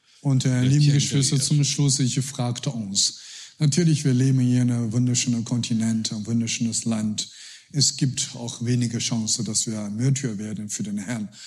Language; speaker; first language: German; non-native, learner; Chinese